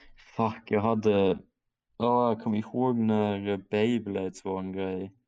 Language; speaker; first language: Swedish; early bilingual, other home language; German